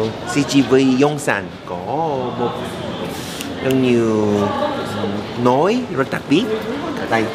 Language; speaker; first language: Vietnamese; non-native, learner; Korean